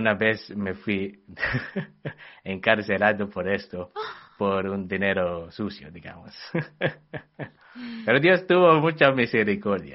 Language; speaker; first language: Spanish; non-native, fluent; Filipino